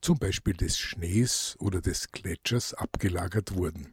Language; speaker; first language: German; native; German